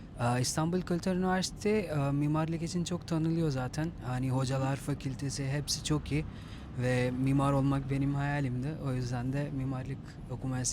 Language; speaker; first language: Turkish; non-native, fluent; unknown